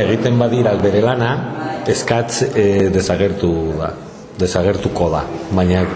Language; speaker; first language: Basque; non-native, local second language; Spanish